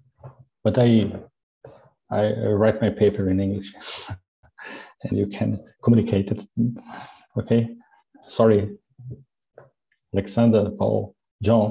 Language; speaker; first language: English; non-native, learner; Portuguese